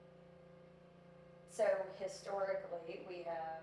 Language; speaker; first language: English; native; English